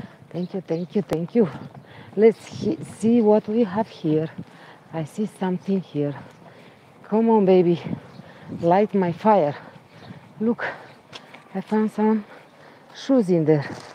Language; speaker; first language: English; non-native, learner; Romanian